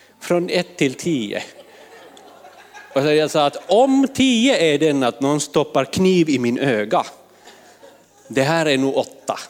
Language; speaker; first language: Swedish; non-native, fluent; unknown